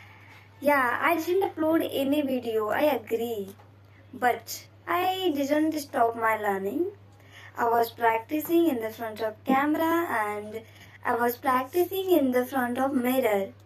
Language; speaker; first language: English; non-native, learner; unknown